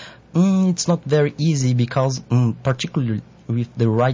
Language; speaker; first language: English; non-native, fluent; Portuguese